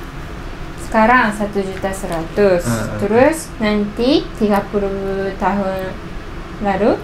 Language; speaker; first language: Indonesian; non-native, learner; Japanese